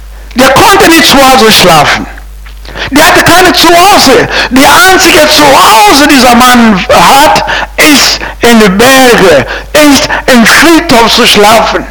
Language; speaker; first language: German; non-native, fluent; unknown